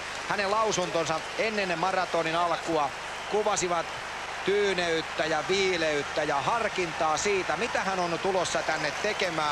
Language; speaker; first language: Finnish; native; Finnish